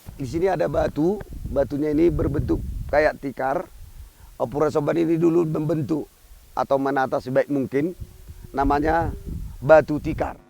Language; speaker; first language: Indonesian; non-native, local second language; Batak Toba